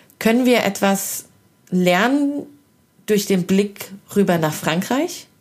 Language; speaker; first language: German; early bilingual, other home language; Persian